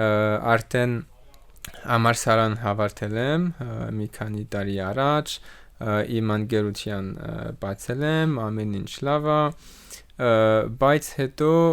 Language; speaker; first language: Armenian; non-native, learner; French